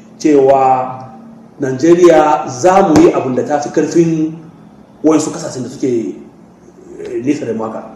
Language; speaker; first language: Hausa; non-native, local second language; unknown